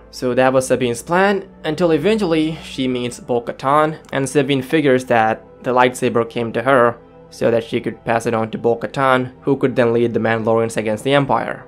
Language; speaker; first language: English; native; English